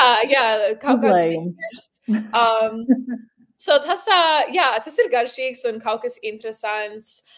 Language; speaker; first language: Latvian; early bilingual, heritage; Latvian